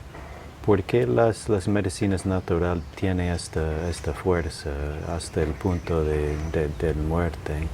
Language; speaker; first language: Spanish; non-native, fluent; English